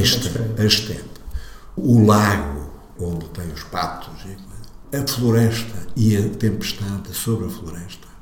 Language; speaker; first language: Portuguese; native; Portuguese